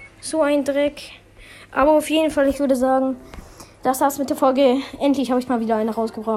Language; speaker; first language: German; native; German